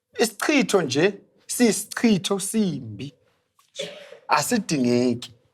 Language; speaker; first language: Zulu; native; Zulu